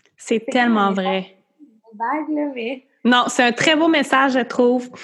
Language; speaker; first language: French; native; French